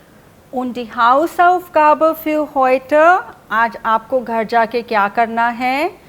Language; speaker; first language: German; non-native, fluent; Hindi